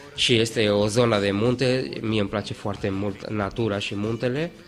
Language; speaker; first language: Romanian; non-native, fluent; Spanish